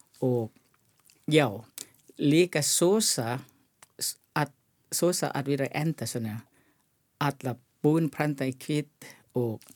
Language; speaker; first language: Icelandic; non-native, learner; Thai